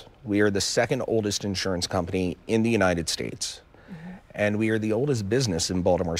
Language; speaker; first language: English; native; English